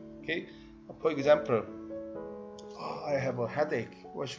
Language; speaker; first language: English; non-native, learner; Korean